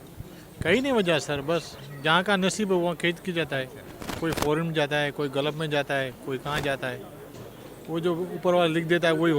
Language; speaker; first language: Hindi; non-native, local second language; Sindhi